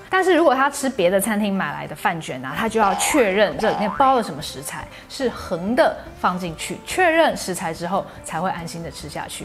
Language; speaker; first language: Chinese; native; Chinese